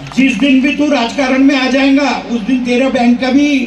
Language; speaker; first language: Hindi; non-native, local second language; Marathi